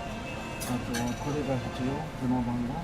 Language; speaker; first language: Japanese; non-native, learner; French